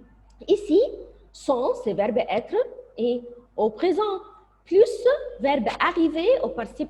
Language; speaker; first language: French; non-native, fluent; Arabic